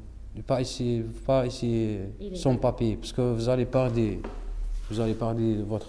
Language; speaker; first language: French; non-native, local second language; Arabic